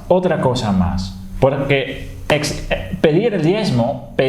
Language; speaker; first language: Spanish; non-native, fluent; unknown